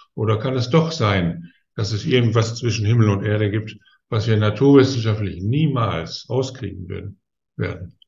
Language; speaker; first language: German; native; German